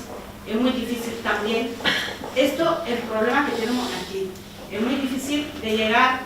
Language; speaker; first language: Spanish; non-native, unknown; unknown